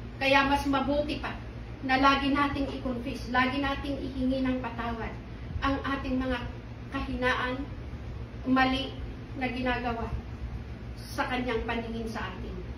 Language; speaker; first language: Filipino; non-native, local second language; Iloko